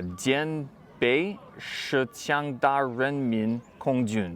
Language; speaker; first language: Chinese; non-native, learner; English